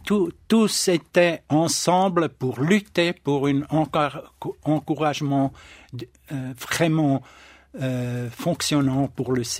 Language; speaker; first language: French; non-native, local second language; German